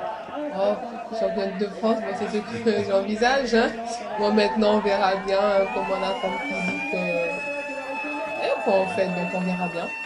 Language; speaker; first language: French; native; French